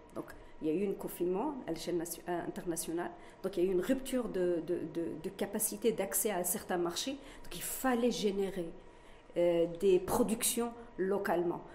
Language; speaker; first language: French; non-native, local second language; Arabic